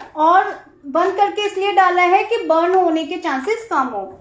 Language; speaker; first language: Hindi; native; Hindi